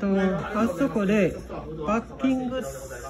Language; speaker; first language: Japanese; non-native, learner; Indonesian